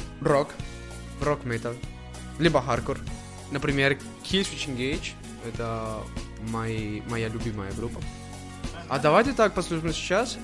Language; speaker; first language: Russian; non-native, learner; Spanish